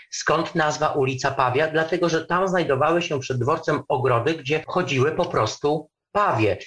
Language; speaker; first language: Polish; native; Polish